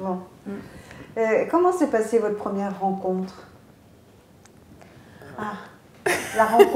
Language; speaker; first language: French; native; French